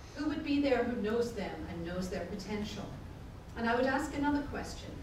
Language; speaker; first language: English; native; English